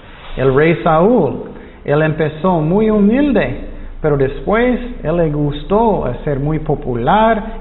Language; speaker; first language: Spanish; non-native, fluent; English